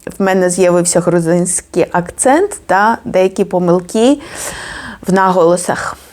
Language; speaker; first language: Ukrainian; non-native, fluent; Georgian